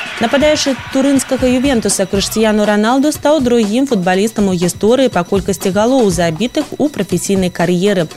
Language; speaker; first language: Belarusian; non-native, local second language; Russian